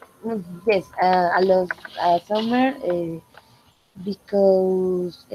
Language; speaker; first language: English; non-native, learner; Spanish